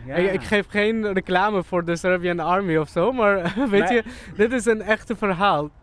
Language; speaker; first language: Dutch; non-native, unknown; Arabic